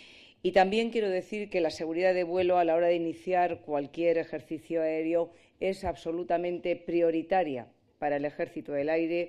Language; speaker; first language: Spanish; native; Spanish